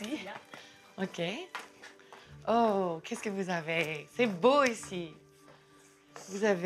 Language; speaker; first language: French; non-native, learner; English